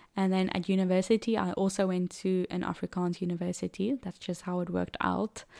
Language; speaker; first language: English; non-native, local second language; Afrikaans